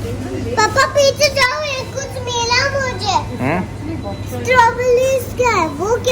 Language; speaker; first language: Hindi; non-native, local second language; Bodo